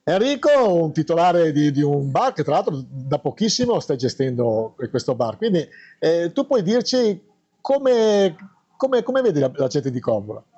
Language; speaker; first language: Italian; native; Italian